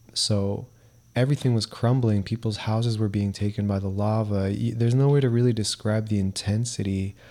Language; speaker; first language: English; early bilingual, other home language; Spanish